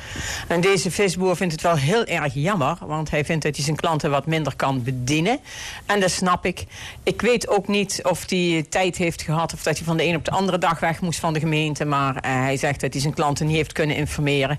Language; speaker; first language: Dutch; native; Dutch